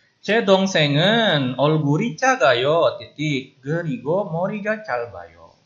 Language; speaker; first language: Korean; non-native, fluent; Indonesian